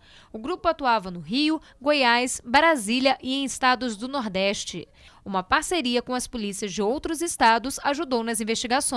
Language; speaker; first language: Portuguese; native; Portuguese